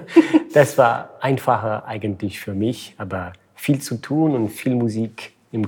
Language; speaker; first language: German; non-native, fluent; French